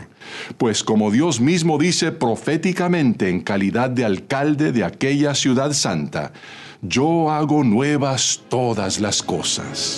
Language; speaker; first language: Spanish; native; Spanish